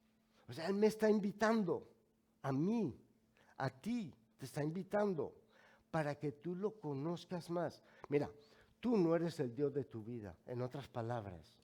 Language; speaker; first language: Spanish; native; Spanish